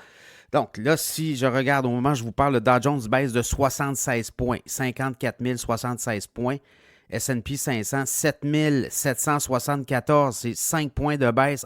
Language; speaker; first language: French; native; French